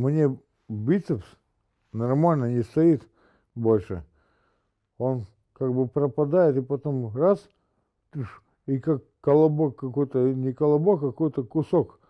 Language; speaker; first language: Russian; native; Russian